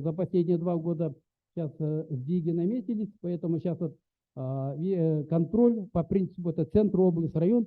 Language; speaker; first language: Russian; native; Russian